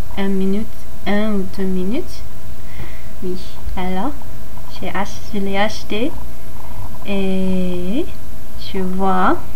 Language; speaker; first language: French; non-native, learner; English